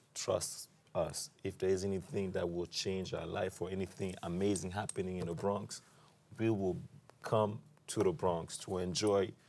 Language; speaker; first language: English; non-native, fluent; French